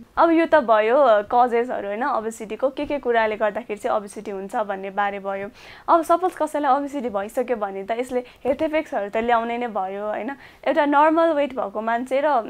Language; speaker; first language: Nepali; native; Nepali